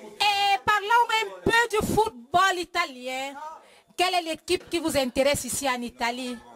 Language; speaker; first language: French; non-native, fluent; Italian